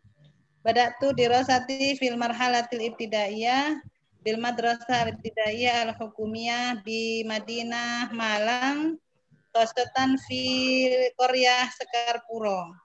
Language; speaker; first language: Arabic; non-native, learner; Indonesian